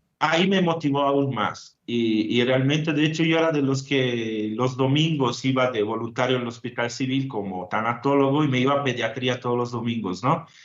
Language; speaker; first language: Spanish; non-native, fluent; Italian